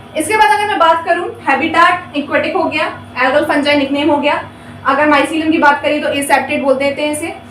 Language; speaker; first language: Hindi; native; Hindi